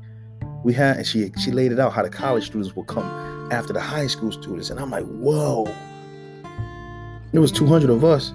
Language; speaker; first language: English; native; English